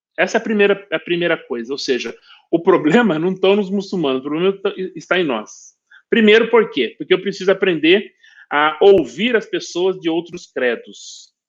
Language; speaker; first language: Portuguese; native; Portuguese